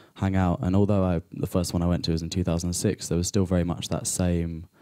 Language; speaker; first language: English; native; English